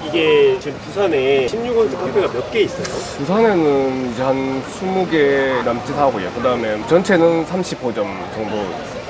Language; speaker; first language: Korean; native; Korean